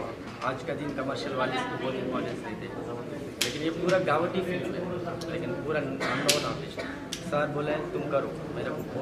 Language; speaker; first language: Hindi; non-native, local second language; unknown